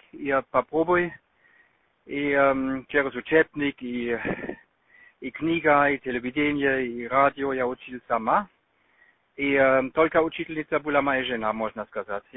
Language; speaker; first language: Russian; non-native, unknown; German